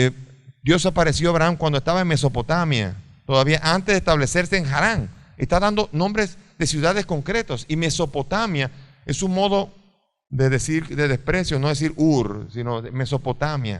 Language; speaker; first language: Spanish; native; Spanish